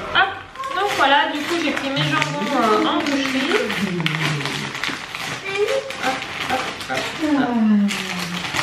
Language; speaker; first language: French; native; French